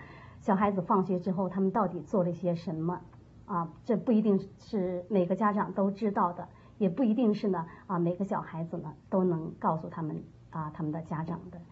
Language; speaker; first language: Chinese; native; Chinese